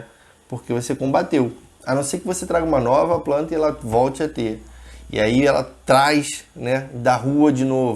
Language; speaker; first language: Portuguese; native; Portuguese